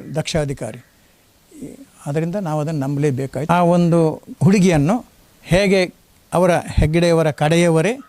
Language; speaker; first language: Kannada; native; Kannada